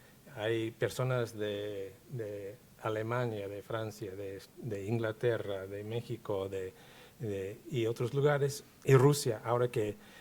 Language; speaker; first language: Spanish; non-native, fluent; English